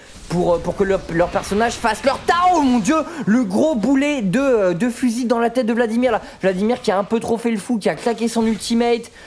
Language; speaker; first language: French; native; French